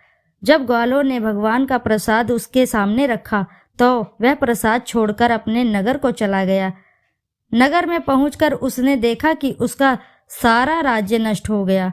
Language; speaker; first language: Hindi; native; Hindi